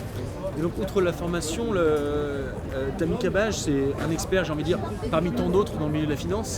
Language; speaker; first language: French; native; French